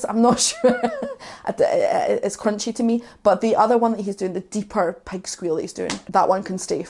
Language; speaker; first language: English; native; English